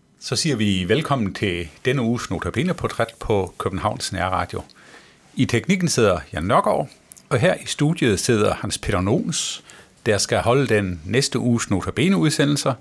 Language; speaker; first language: Danish; native; Danish